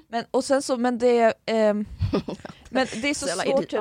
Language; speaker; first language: Swedish; native; Swedish